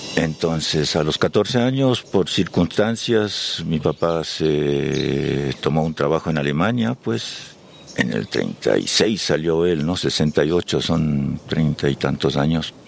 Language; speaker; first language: Spanish; early bilingual, other home language; German